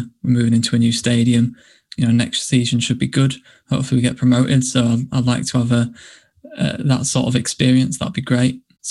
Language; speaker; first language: English; native; English